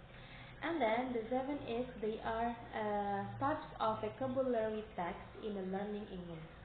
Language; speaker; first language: English; non-native, learner; Indonesian